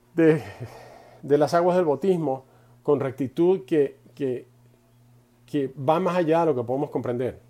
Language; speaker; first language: Spanish; non-native, fluent; English